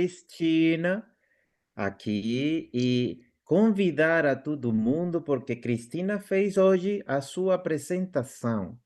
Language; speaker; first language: Portuguese; non-native, fluent; Spanish